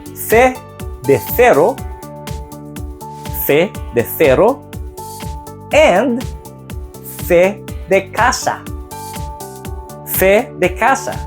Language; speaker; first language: Spanish; non-native, fluent; Filipino